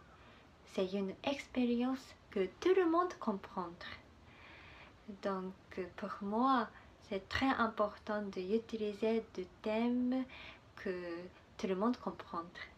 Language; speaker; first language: French; non-native, learner; Japanese